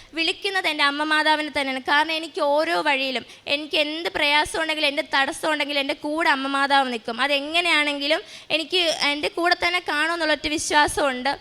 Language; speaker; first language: Malayalam; native; Malayalam